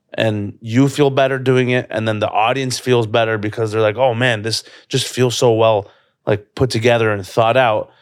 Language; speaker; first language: English; native; English